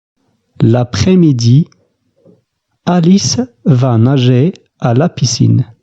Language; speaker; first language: French; non-native, fluent; Arabic